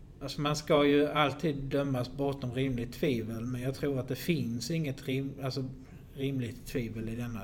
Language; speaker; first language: Swedish; native; Swedish